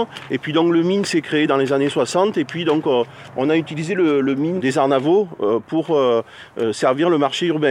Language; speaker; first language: French; native; French